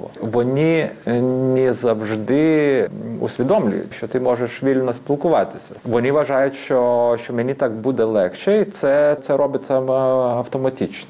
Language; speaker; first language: Ukrainian; non-native, fluent; Lithuanian